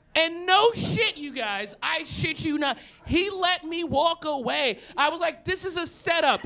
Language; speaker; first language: English; native; English